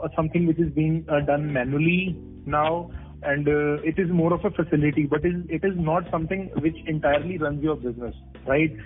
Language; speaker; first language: English; non-native, local second language; Punjabi